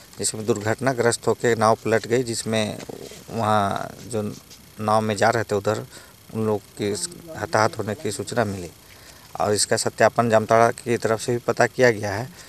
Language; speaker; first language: Hindi; native; Hindi